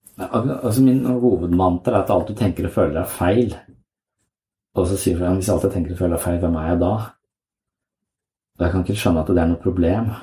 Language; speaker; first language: Norwegian; native; Norwegian